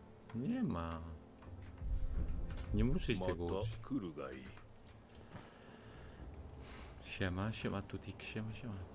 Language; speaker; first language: Polish; native; Polish